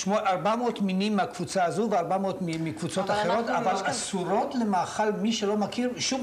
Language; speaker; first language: Hebrew; native; Hebrew